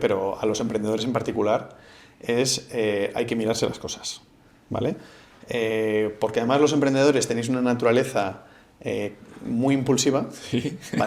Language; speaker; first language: Spanish; native; Spanish